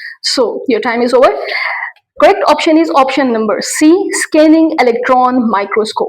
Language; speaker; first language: English; non-native, local second language; Urdu